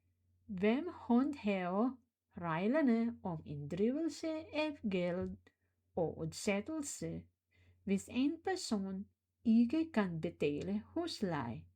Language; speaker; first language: Danish; non-native, fluent; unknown